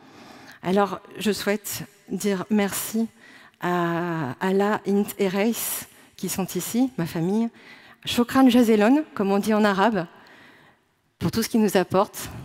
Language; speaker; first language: French; native; French